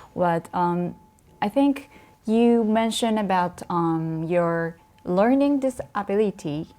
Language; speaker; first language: English; non-native, fluent; Japanese